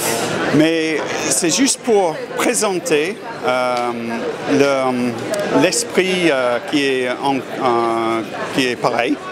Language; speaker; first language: French; non-native, fluent; English